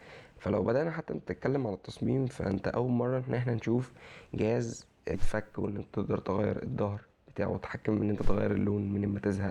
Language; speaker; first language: Arabic; native; Arabic